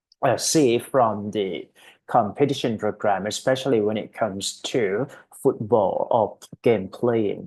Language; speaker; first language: English; non-native, fluent; Thai